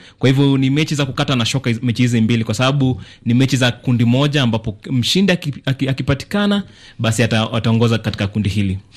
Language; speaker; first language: Swahili; native; Swahili